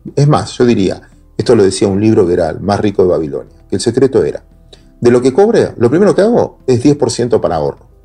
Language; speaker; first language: Spanish; native; Spanish